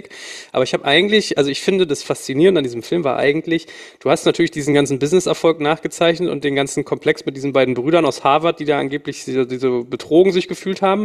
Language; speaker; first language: German; native; German